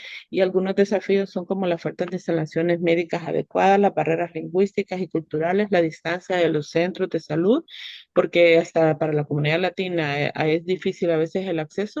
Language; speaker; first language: Spanish; native; Spanish